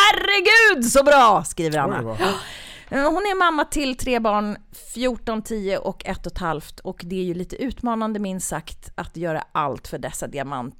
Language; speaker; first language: Swedish; native; Swedish